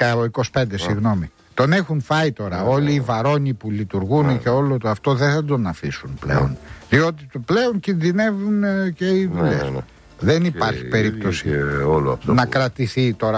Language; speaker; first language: Greek; native; Greek